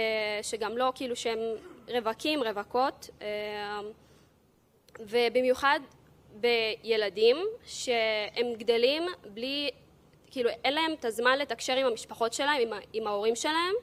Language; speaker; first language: Hebrew; early bilingual, other home language; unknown